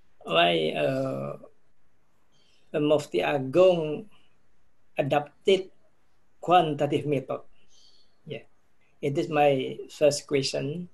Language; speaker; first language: English; non-native, fluent; Indonesian